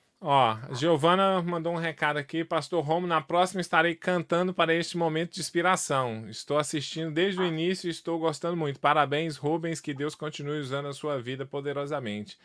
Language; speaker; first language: Portuguese; native; Portuguese